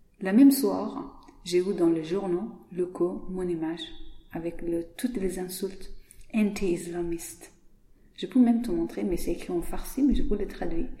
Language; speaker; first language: French; non-native, learner; Persian